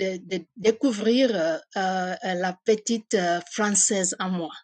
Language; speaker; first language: French; non-native, fluent; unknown